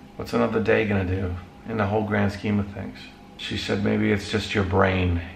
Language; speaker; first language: English; native; English